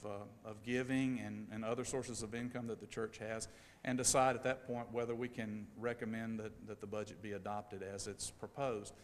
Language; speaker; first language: English; native; English